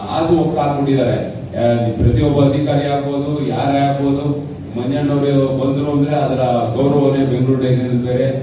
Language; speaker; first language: Kannada; native; Kannada